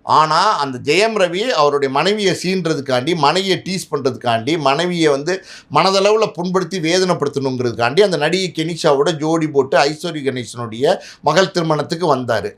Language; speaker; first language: Tamil; native; Tamil